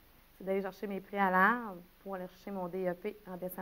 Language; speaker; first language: French; native; French